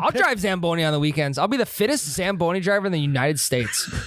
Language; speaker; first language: English; native; English